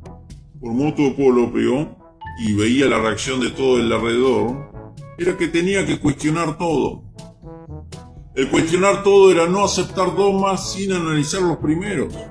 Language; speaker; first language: Spanish; native; Spanish